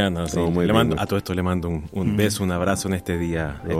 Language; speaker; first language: Spanish; native; Spanish